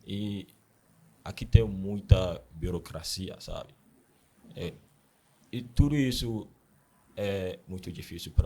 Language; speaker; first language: Portuguese; non-native, learner; Akan